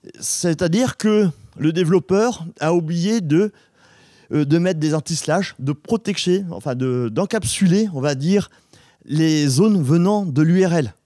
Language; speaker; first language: French; native; French